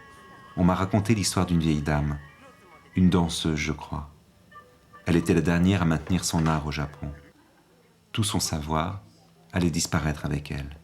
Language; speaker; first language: French; native; French